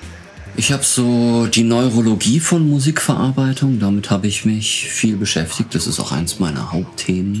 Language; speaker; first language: German; native; German